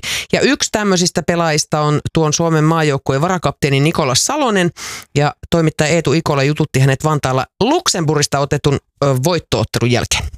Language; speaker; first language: Finnish; native; Finnish